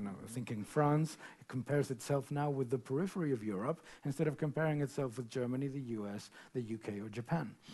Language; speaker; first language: English; non-native, fluent; Spanish